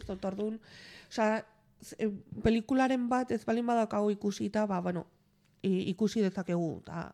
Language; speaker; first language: Basque; non-native, local second language; Spanish